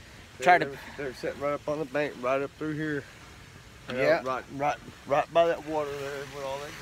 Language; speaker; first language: English; native; English